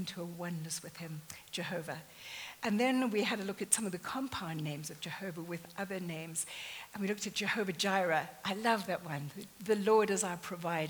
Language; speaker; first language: English; native; English